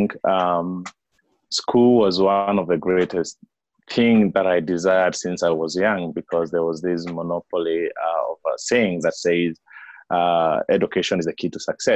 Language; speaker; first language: English; non-native, local second language; Kikuyu